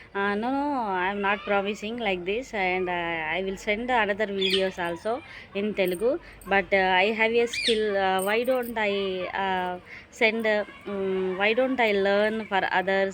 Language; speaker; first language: English; non-native, local second language; Telugu